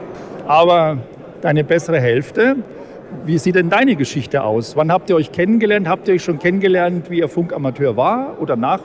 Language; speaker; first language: German; native; German